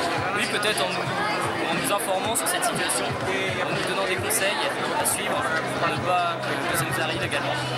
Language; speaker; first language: French; native; French